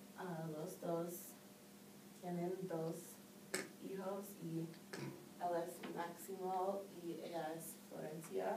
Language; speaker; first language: Spanish; non-native, learner; English